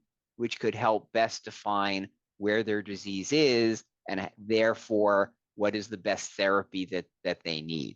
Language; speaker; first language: English; native; English